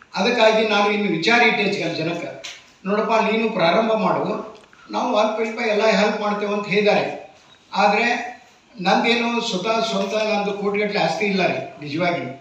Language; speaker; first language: Kannada; native; Kannada